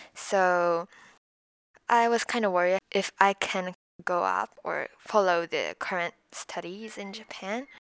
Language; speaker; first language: English; non-native, fluent; Japanese